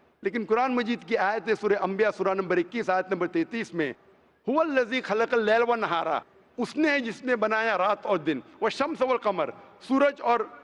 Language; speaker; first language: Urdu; non-native, local second language; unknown